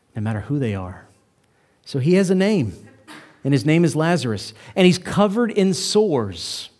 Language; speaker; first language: English; native; English